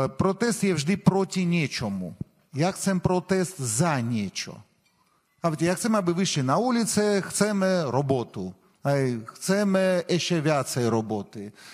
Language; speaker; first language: Slovak; non-native, fluent; Armenian